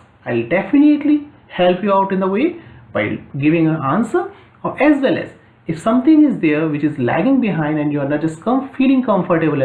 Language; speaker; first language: English; non-native, local second language; Hindi